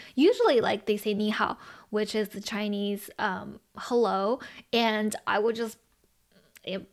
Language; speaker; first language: English; early bilingual, other home language; Chinese